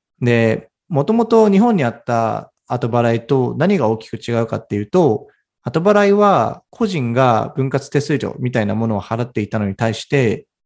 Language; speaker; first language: Japanese; native; Japanese